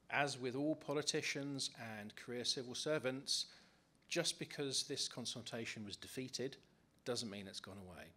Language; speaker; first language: English; native; English